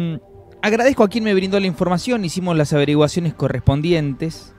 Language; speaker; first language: Spanish; native; Spanish